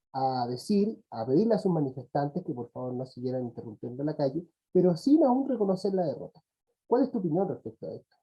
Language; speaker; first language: Spanish; native; Spanish